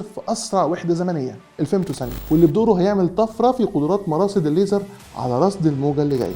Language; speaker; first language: Arabic; native; Arabic